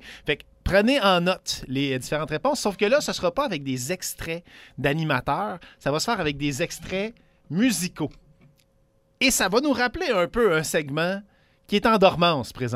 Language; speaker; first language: French; native; French